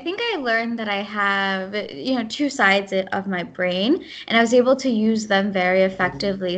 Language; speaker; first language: English; early bilingual, other home language; Gujarati